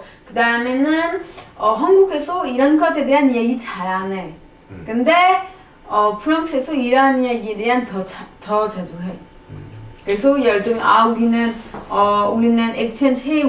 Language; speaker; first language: Korean; non-native, fluent; French